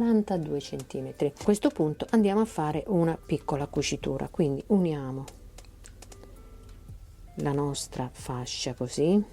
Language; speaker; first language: Italian; native; Italian